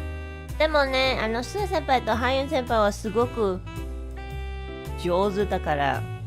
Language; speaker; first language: Japanese; non-native, learner; Chinese